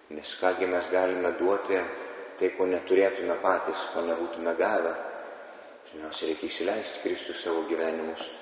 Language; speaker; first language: Lithuanian; native; Lithuanian